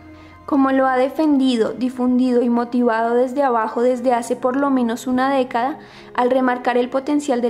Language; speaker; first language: Spanish; native; Spanish